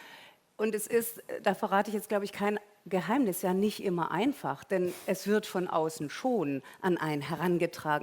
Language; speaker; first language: German; native; German